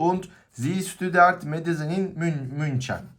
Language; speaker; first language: German; non-native, learner; Turkish